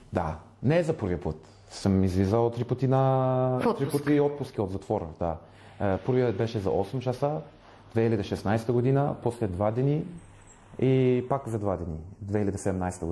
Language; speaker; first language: Bulgarian; non-native, fluent; English